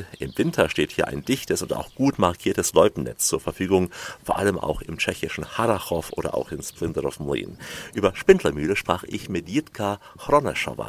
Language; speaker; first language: German; native; German